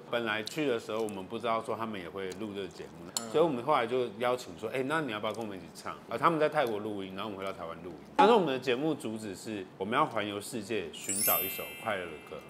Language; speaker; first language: Chinese; native; Chinese